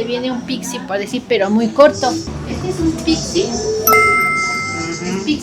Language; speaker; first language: Spanish; native; Spanish